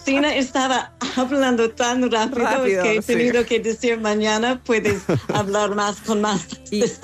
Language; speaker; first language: Spanish; non-native, fluent; English